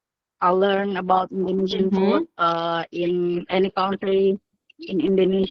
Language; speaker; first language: English; non-native, learner; Indonesian